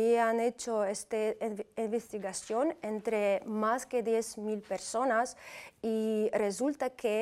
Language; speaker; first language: Spanish; non-native, fluent; Uzbek